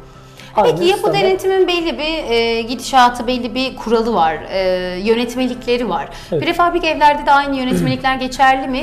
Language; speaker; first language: Turkish; native; Turkish